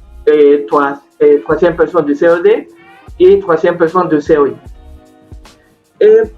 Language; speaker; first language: French; non-native, learner; Spanish